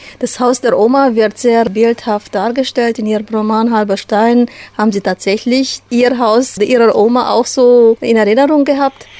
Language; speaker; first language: German; native; German